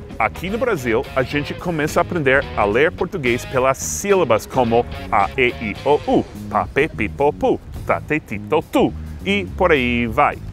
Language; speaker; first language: Portuguese; non-native, fluent; English